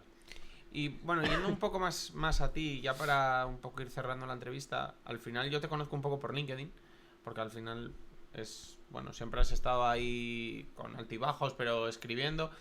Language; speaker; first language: Spanish; native; Spanish